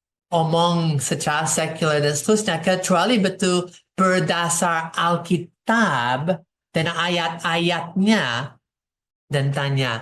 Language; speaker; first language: Indonesian; non-native, fluent; English